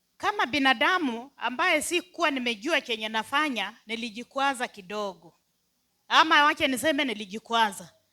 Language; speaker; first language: Swahili; non-native, local second language; Luyia